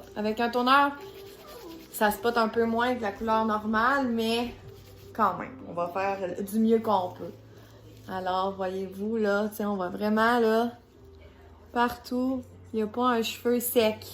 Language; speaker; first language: French; native; French